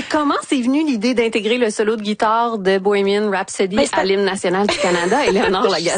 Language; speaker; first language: French; native; French